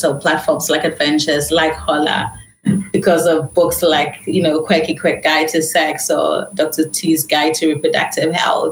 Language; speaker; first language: English; non-native, local second language; Akan